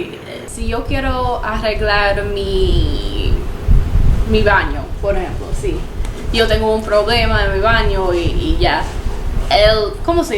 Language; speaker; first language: Spanish; non-native, learner; English